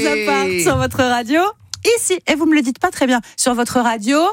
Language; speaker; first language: French; native; French